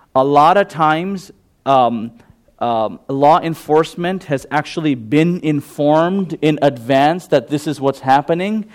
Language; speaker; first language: English; early bilingual, other home language; Gujarati